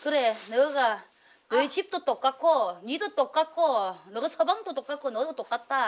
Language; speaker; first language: Korean; native; Korean